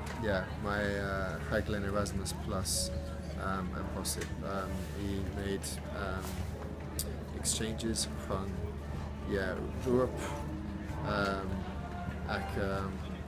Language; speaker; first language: Welsh; non-native, learner; English